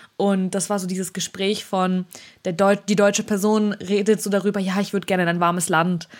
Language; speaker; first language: German; early bilingual, other home language; Russian